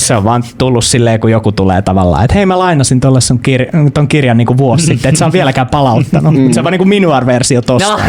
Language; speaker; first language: Finnish; native; Finnish